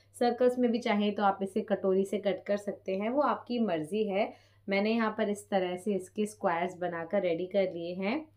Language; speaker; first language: Hindi; non-native, local second language; Punjabi